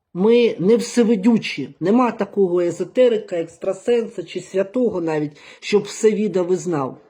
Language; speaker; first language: Ukrainian; native; Ukrainian